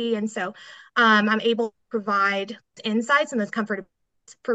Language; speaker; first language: English; native; English